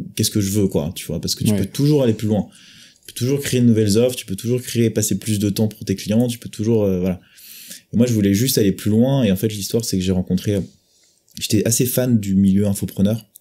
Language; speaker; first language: French; native; French